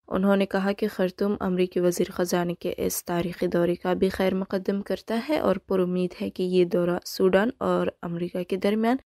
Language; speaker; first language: Urdu; non-native, local second language; Baluchi